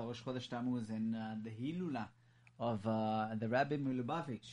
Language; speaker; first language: English; non-native, fluent; Hebrew